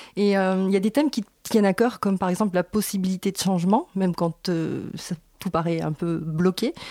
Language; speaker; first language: French; native; French